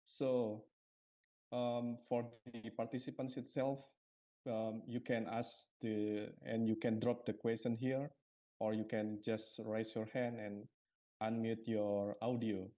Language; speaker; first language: English; non-native, fluent; Indonesian